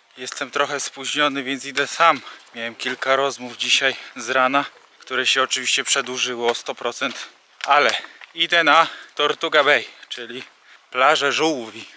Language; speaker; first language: Polish; native; Polish